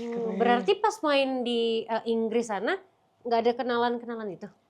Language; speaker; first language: Indonesian; native; Indonesian